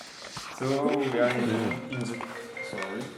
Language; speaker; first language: English; non-native, learner; French